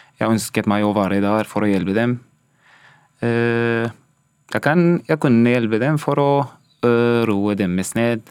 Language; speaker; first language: Norwegian; non-native, learner; Arabic